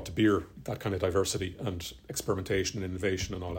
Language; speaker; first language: English; native; English